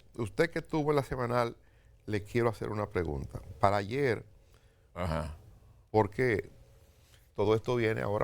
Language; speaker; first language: Spanish; native; Spanish